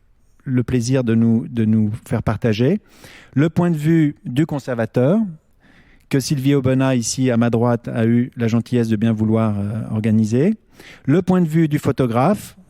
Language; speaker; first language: French; native; French